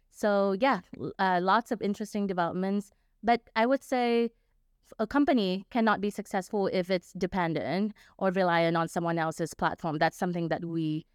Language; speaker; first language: English; non-native, fluent; Vietnamese